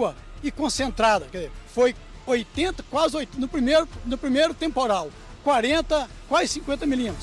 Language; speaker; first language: Portuguese; native; Portuguese